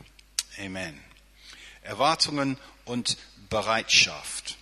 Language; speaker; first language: German; non-native, fluent; English